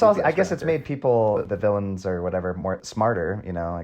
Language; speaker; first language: English; native; English